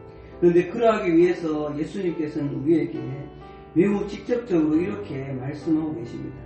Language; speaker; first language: Korean; native; Korean